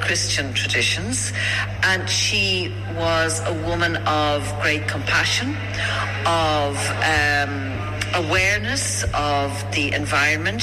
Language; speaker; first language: English; native; English